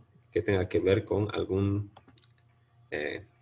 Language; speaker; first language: Spanish; native; Spanish